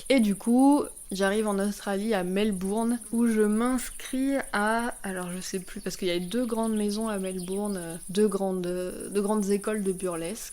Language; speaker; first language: French; native; French